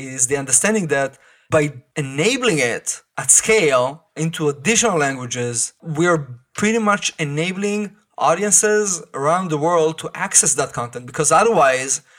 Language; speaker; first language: English; non-native, fluent; Hebrew